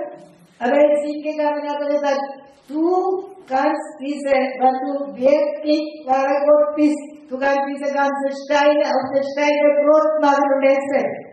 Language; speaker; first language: German; non-native, fluent; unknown